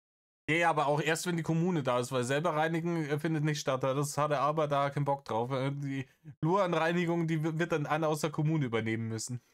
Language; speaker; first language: German; native; German